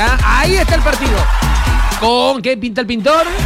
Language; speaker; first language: Spanish; native; Spanish